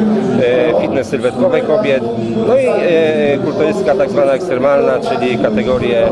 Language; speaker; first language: Polish; native; Polish